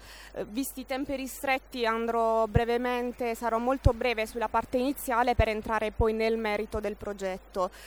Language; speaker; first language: Italian; native; Italian